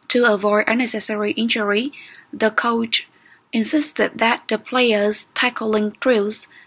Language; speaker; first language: English; non-native, fluent; Vietnamese